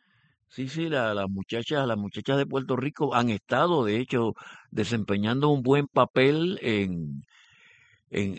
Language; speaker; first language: Spanish; native; Spanish